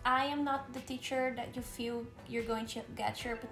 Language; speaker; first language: English; non-native, fluent; Portuguese